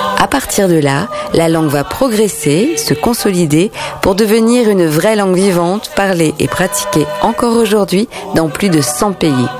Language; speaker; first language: French; native; French